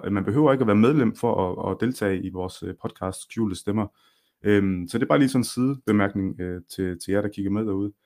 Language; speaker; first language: Danish; early bilingual, other home language; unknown